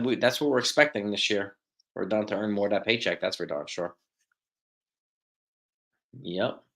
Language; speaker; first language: English; native; English